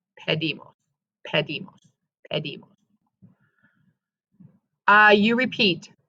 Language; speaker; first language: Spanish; non-native, fluent; English